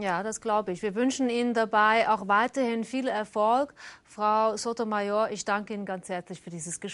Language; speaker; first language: German; native; German